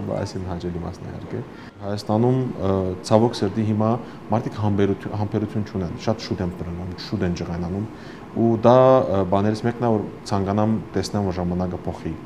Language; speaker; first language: Armenian; early bilingual, heritage; Armenian